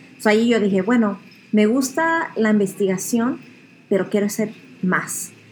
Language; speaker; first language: Spanish; early bilingual, heritage; Spanish